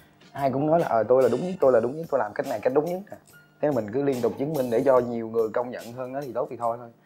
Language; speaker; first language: Vietnamese; native; Vietnamese